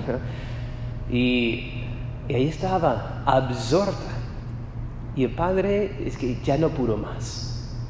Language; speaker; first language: Spanish; non-native, fluent; English